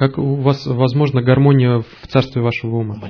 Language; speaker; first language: Russian; native; Russian